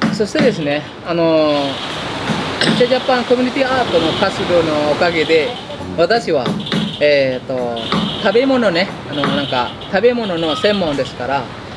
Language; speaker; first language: Japanese; non-native, fluent; Indonesian